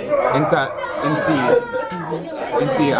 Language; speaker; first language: Arabic; non-native, learner; English